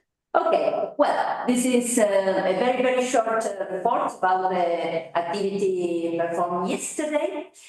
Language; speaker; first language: English; non-native, fluent; Spanish